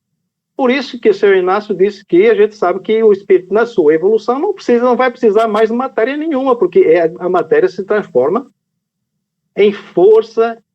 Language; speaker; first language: Portuguese; native; Portuguese